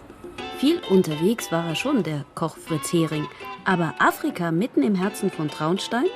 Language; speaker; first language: German; native; German